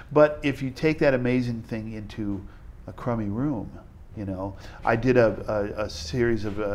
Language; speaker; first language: English; native; English